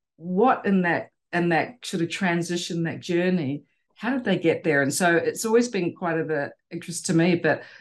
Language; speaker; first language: English; native; English